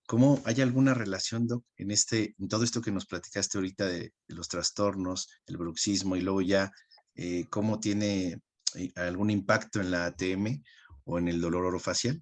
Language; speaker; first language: Spanish; native; Spanish